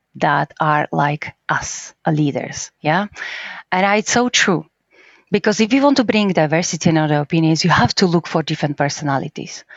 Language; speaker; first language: English; non-native, fluent; Slovak